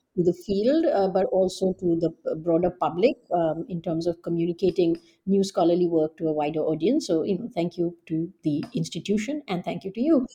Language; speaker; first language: English; non-native, local second language; Hindi